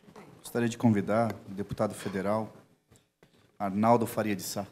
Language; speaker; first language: Portuguese; native; Portuguese